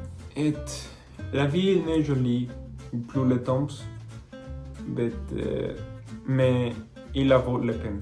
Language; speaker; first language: French; non-native, learner; Spanish